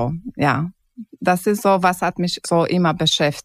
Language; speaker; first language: German; non-native, fluent; Croatian